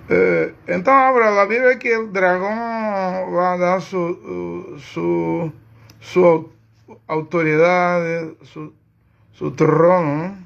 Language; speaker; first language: Spanish; non-native, learner; Portuguese